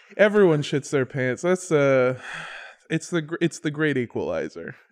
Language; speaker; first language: English; native; English